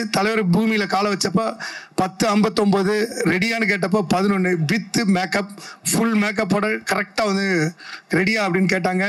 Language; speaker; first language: Tamil; native; Tamil